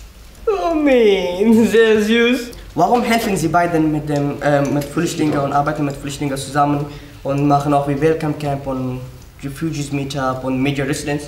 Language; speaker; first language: German; non-native, learner; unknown